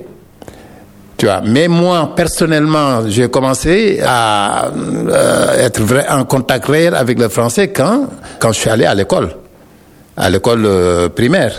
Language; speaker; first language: French; non-native, local second language; Wolof